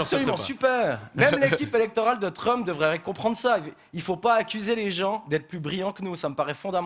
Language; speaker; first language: French; native; French